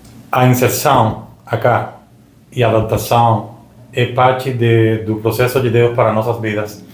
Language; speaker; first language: Portuguese; non-native, learner; Spanish